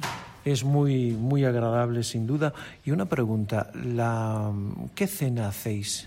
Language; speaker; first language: Spanish; native; Spanish